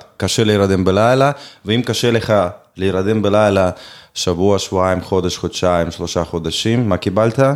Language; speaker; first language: Hebrew; non-native, fluent; Russian